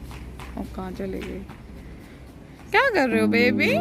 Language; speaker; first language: Hindi; native; Hindi